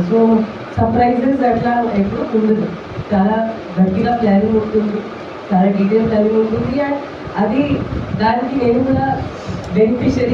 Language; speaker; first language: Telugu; non-native, fluent; Hindi